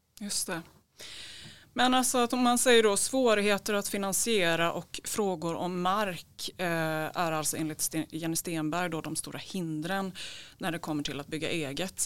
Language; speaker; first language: Swedish; native; Swedish